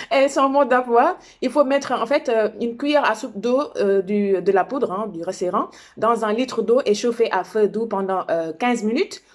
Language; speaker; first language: French; non-native, local second language; Wolof